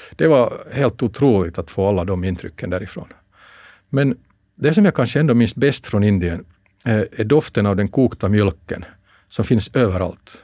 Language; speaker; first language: Swedish; native; Swedish